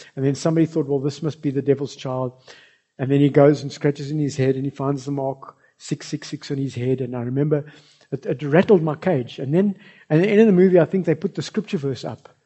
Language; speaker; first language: English; non-native, local second language; Afrikaans